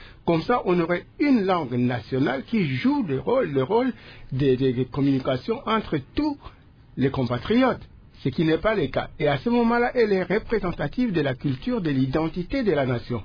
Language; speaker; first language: French; non-native, local second language; Lingala